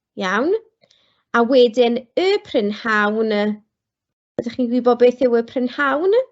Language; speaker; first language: Welsh; non-native, local second language; English